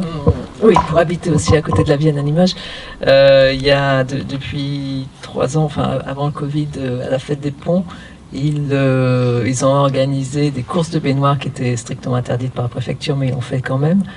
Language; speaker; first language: French; native; French